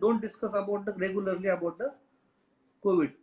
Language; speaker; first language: Hindi; non-native, local second language; Marathi